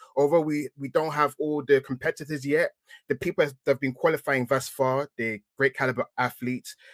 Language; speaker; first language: English; native; English